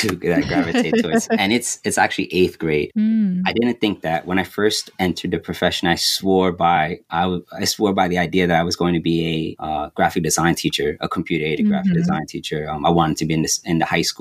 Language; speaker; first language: English; native; English